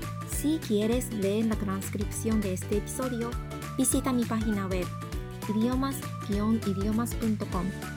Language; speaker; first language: Spanish; non-native, fluent; Japanese